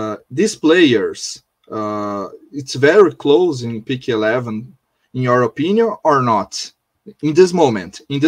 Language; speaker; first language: English; non-native, learner; Portuguese